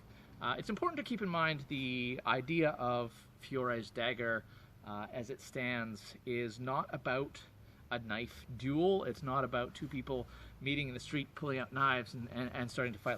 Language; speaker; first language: English; native; English